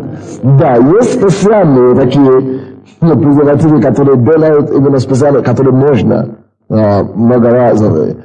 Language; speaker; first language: Russian; non-native, fluent; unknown